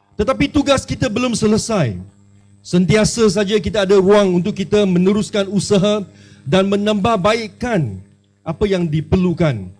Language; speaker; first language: Malay; non-native, local second language; Chinese